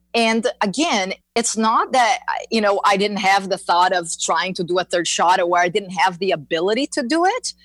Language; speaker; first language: English; non-native, fluent; Portuguese